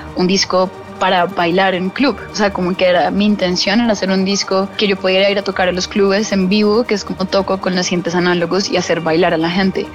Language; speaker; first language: Spanish; native; Spanish